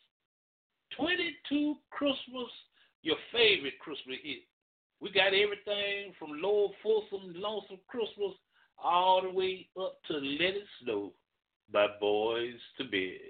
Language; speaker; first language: English; native; English